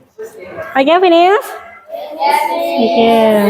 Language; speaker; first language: English; non-native, learner; Indonesian